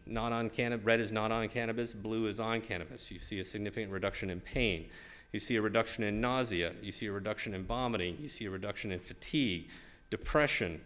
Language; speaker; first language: English; native; English